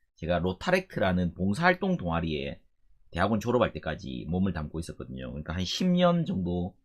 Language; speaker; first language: Korean; native; Korean